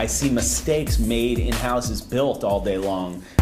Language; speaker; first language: English; native; English